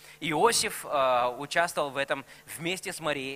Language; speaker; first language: Russian; native; Russian